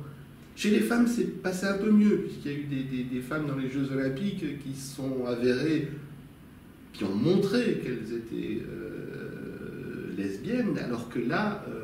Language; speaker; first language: French; native; French